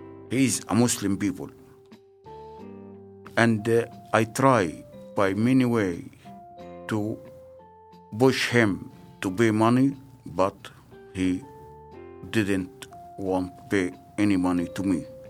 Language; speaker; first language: English; non-native, learner; Arabic